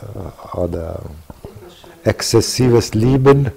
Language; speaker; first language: German; non-native, fluent; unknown